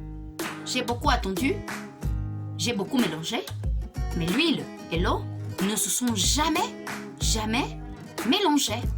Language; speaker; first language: French; non-native, fluent; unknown